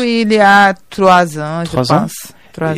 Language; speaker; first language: French; non-native, learner; Portuguese